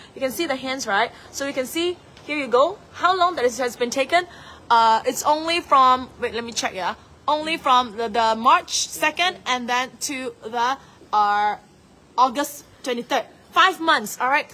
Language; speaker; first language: English; non-native, local second language; Chinese